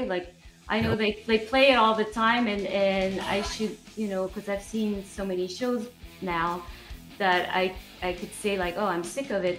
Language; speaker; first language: English; non-native, fluent; French